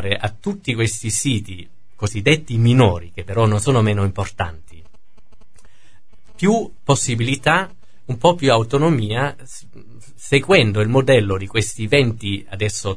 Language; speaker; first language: Italian; non-native, fluent; German